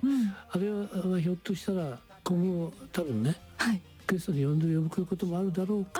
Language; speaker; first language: Japanese; native; Japanese